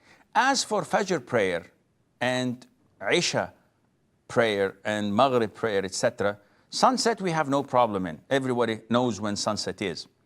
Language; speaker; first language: English; non-native, fluent; Arabic